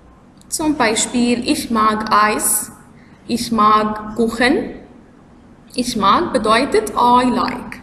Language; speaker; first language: German; non-native, learner; Arabic